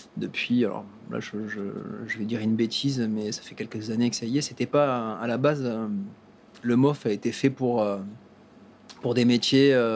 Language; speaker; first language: French; native; French